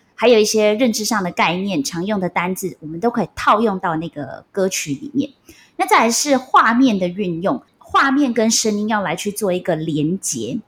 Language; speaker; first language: Chinese; non-native, local second language; Min Nan Chinese